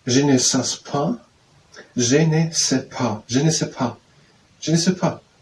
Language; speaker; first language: French; non-native, learner; English